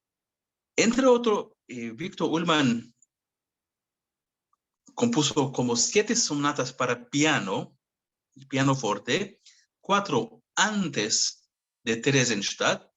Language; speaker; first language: Spanish; non-native, fluent; Hebrew